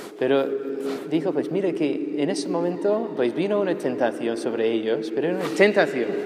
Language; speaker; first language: Spanish; non-native, fluent; English